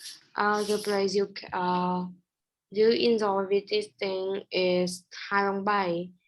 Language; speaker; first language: English; non-native, learner; Vietnamese